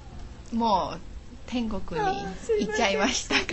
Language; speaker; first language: Japanese; non-native, learner; Chinese